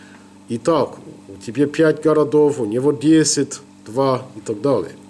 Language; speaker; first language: Russian; non-native, learner; English